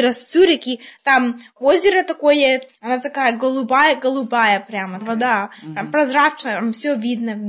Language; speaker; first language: Russian; early bilingual, heritage; Russian